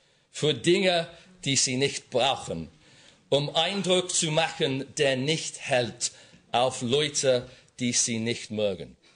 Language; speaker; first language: German; non-native, learner; English